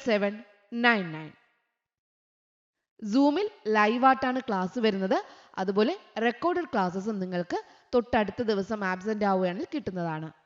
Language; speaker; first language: Malayalam; native; Malayalam